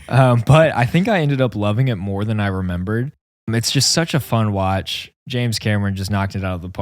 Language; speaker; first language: English; native; English